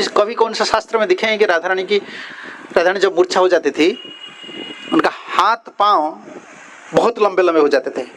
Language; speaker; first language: Hindi; non-native, local second language; Odia